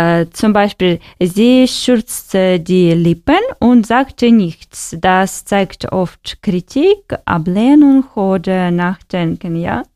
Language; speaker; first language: German; non-native, learner; Russian